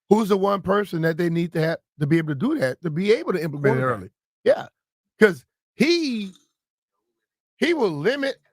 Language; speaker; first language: English; native; English